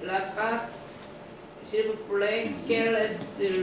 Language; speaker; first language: French; non-native, learner; Korean